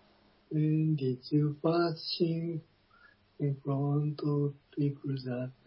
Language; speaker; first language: English; non-native, learner; Japanese